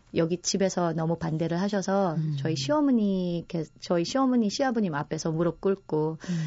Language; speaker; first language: Korean; non-native, fluent; Filipino